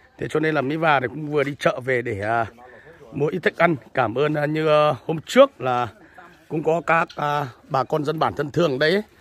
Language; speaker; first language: Vietnamese; non-native, local second language; Hmong